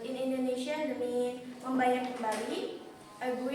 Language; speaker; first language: English; non-native, local second language; Indonesian